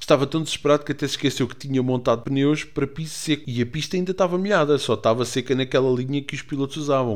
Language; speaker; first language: Portuguese; native; Portuguese